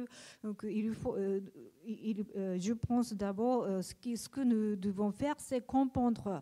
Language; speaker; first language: French; non-native, learner; Japanese